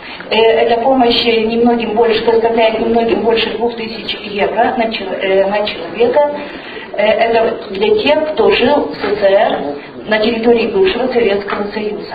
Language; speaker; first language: Russian; native; Russian